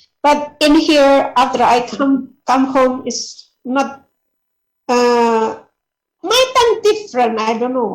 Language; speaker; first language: English; non-native, learner; Indonesian